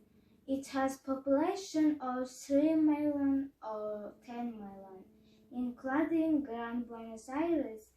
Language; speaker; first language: English; non-native, learner; Kazakh